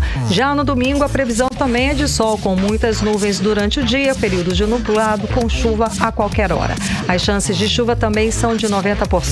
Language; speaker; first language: Portuguese; native; Portuguese